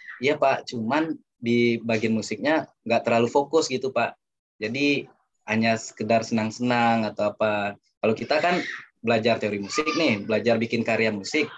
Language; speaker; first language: Indonesian; non-native, local second language; Minangkabau